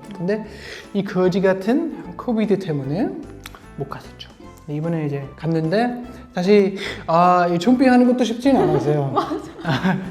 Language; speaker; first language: Korean; non-native, fluent; German